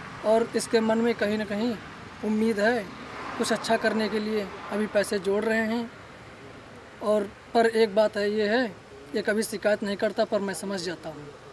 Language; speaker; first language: Hindi; native; Hindi